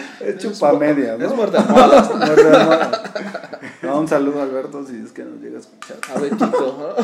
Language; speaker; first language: Spanish; native; Spanish